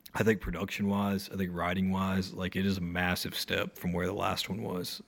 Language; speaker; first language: English; native; English